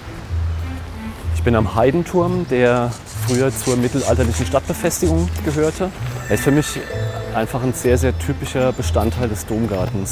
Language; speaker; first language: German; native; German